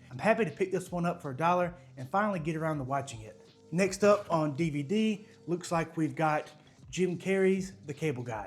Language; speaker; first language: English; native; English